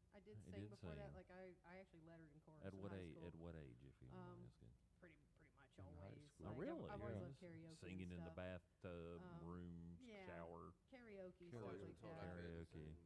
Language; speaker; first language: English; native; English